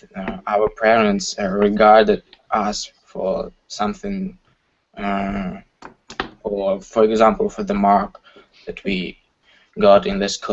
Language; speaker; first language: English; non-native, fluent; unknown